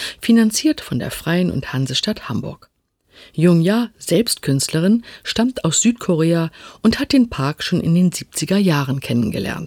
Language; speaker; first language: German; native; German